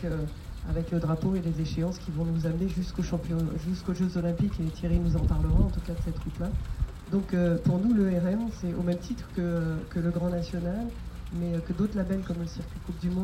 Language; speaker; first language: French; native; French